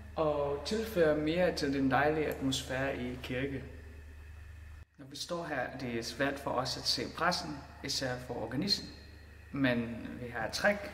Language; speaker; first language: Danish; non-native, fluent; Filipino